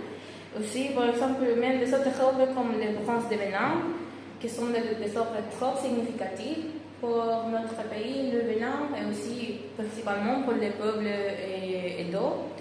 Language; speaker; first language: French; non-native, fluent; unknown